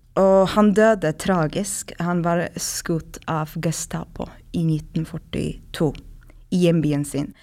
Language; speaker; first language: Norwegian; non-native, fluent; Polish